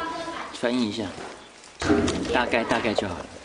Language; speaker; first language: Chinese; native; Chinese